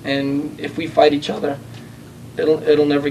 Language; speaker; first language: English; native; English